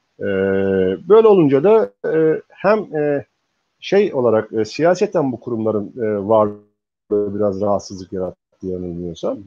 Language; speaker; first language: Turkish; native; Turkish